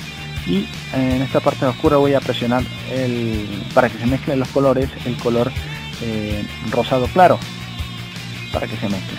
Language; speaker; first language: Spanish; native; Spanish